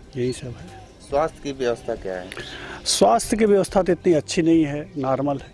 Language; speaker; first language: Hindi; native; Hindi